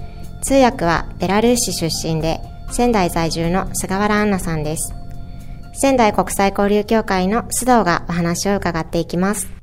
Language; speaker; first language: Japanese; native; Japanese